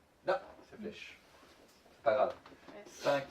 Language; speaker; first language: French; native; French